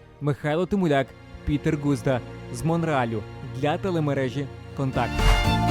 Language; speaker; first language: Ukrainian; native; Ukrainian